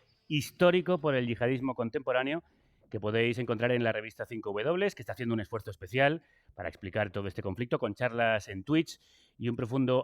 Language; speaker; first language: Spanish; native; Spanish